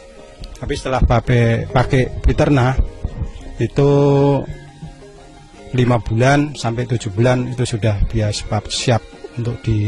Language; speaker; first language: Indonesian; non-native, local second language; Javanese